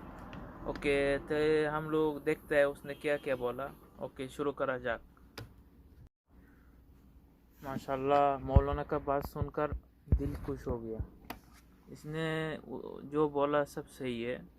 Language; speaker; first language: Hindi; non-native, local second language; Bangla